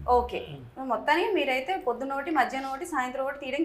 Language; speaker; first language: Telugu; native; Telugu